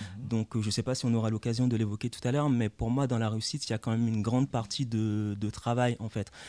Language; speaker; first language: French; early bilingual, other home language; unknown